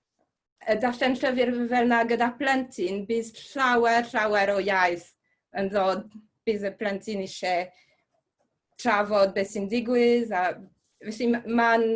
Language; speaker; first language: Welsh; non-native, fluent; French